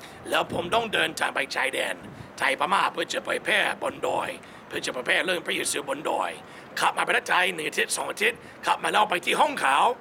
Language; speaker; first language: Thai; non-native, fluent; English